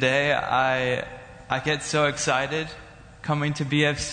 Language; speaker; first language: English; native; English